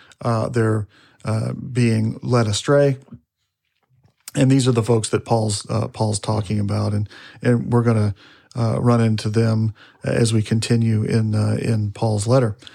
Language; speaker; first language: English; native; English